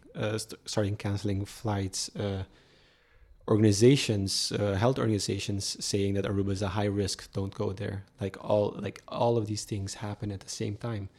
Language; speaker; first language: English; non-native, fluent; Papiamento